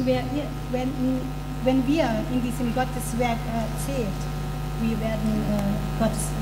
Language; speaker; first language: German; non-native, learner; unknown